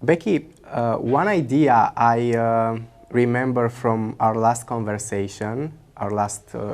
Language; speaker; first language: English; non-native, fluent; Romanian